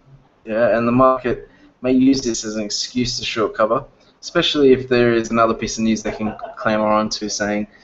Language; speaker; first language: English; native; English